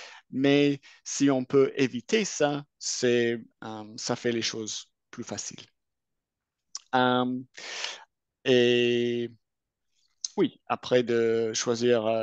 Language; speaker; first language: French; non-native, fluent; English